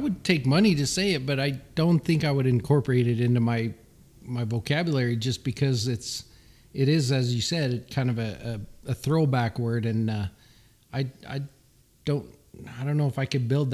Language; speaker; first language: English; early bilingual, other home language; Swedish